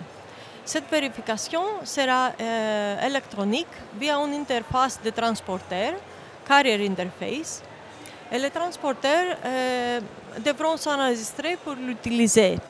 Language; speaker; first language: French; non-native, fluent; Greek